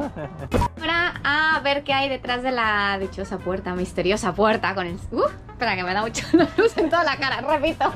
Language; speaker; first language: Spanish; native; Spanish